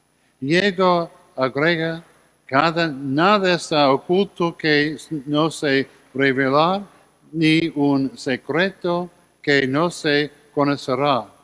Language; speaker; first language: Spanish; non-native, learner; English